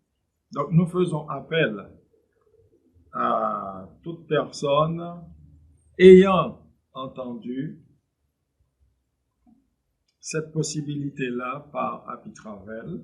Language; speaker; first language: French; non-native, local second language; Haitian Creole